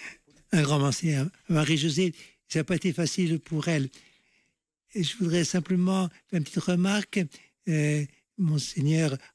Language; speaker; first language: French; native; French